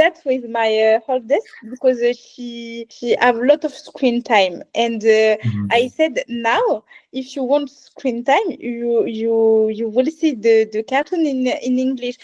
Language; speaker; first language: English; non-native, learner; French